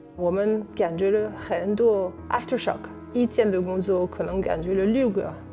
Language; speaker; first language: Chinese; non-native, fluent; French